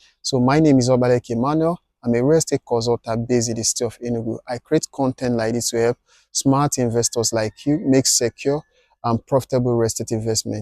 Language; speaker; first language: English; non-native, local second language; Igbo